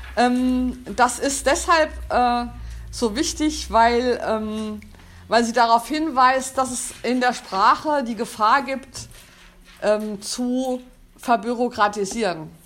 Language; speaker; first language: German; native; German